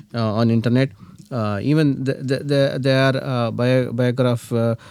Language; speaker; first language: English; non-native, local second language; Telugu